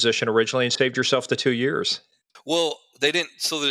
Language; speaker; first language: English; native; English